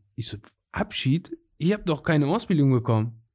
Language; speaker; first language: German; non-native, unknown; Persian